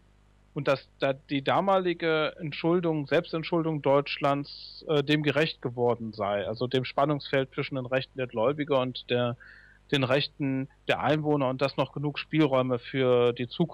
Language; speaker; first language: German; native; German